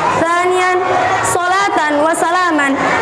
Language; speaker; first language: Arabic; non-native, learner; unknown